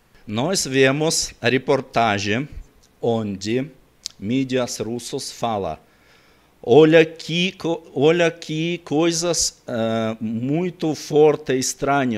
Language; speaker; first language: Portuguese; non-native, learner; Russian